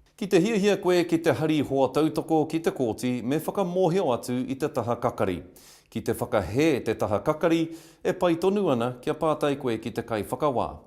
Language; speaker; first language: Māori; non-native, local second language; English